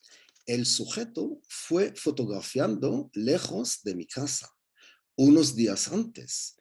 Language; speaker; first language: Spanish; non-native, learner; Hebrew